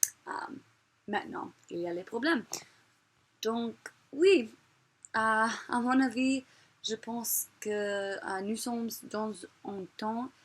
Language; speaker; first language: French; non-native, learner; English